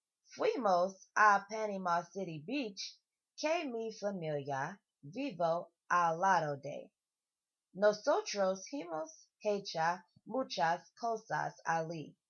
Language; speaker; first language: Spanish; non-native, learner; English